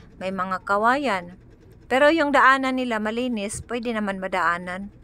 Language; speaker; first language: Filipino; non-native, local second language; Cebuano